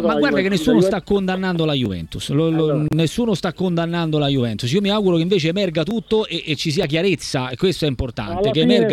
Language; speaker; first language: Italian; native; Italian